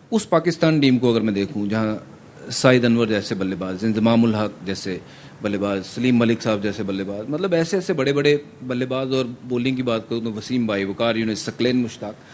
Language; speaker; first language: Hindi; non-native, local second language; Punjabi